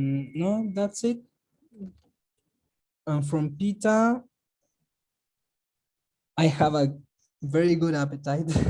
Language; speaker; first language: English; non-native, learner; Spanish